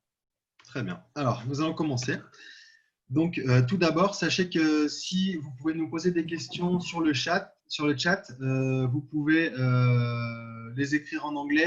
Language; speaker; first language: French; native; French